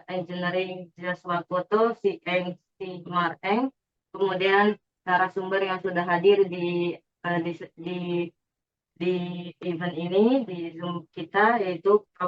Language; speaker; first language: Indonesian; native; Indonesian